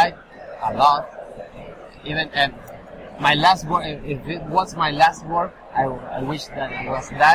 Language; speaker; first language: English; non-native, learner; Spanish